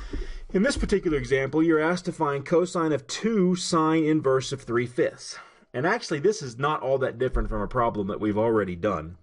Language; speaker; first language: English; native; English